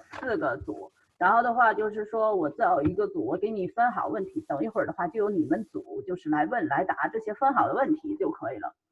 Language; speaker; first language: Chinese; native; Chinese